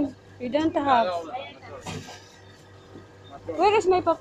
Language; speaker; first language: English; non-native, local second language; Filipino